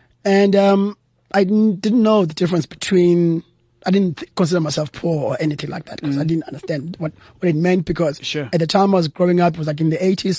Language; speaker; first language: English; non-native, local second language; Xhosa